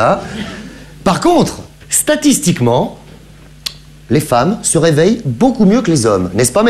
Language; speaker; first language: French; native; French